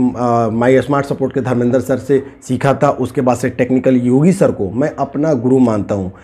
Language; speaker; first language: Hindi; native; Hindi